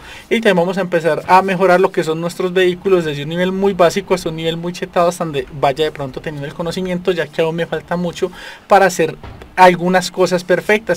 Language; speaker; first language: Spanish; native; Spanish